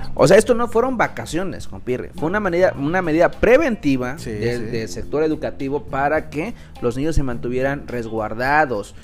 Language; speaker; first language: Spanish; native; Spanish